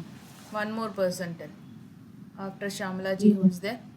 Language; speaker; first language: English; non-native, local second language; Tamil